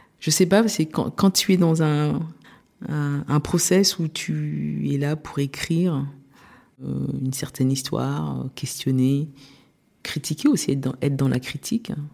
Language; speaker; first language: French; early bilingual, other home language; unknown